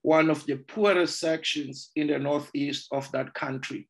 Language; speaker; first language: English; non-native, local second language; Zulu